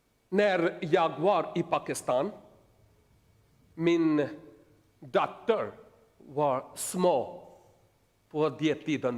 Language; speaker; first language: Swedish; non-native, learner; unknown